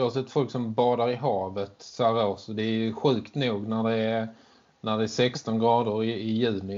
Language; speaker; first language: Swedish; native; Swedish